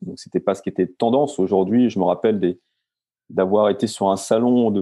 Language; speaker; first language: French; native; French